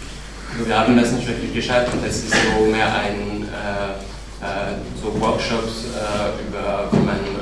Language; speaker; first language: German; non-native, fluent; French